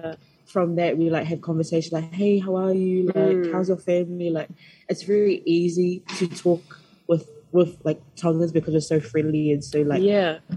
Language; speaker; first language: English; native; English